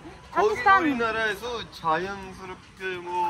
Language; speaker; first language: Korean; non-native, learner; Urdu